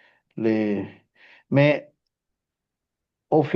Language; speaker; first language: French; non-native, fluent; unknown